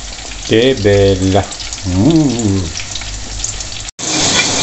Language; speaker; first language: Italian; non-native, learner; Filipino